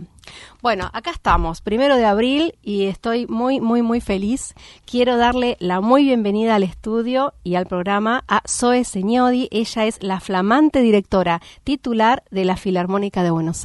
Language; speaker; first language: Spanish; native; Spanish